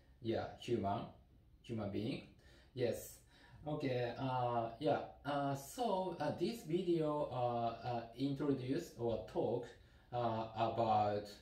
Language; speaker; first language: English; non-native, learner; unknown